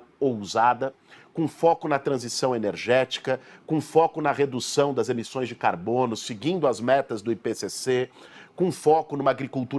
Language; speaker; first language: Portuguese; native; Portuguese